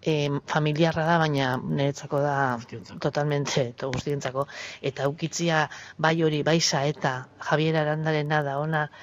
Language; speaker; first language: Basque; native; Basque